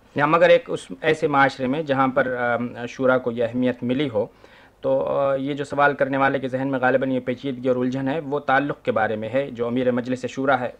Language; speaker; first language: Urdu; native; Urdu